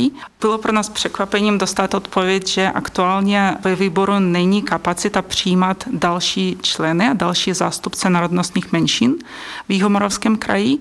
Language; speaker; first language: Czech; non-native, fluent; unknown